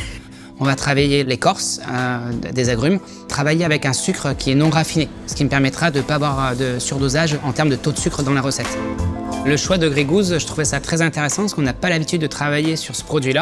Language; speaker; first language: French; native; French